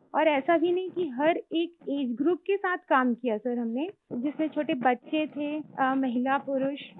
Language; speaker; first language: Hindi; native; Hindi